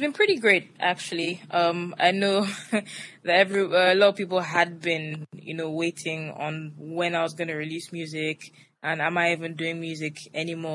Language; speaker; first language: English; non-native, local second language; Yoruba